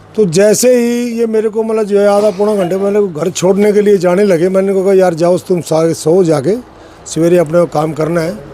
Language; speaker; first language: Hindi; native; Hindi